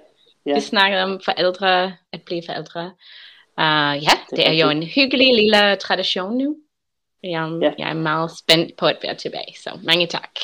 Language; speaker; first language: Danish; non-native, learner; English